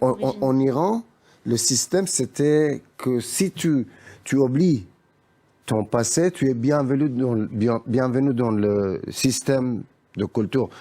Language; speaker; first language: French; non-native, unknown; Persian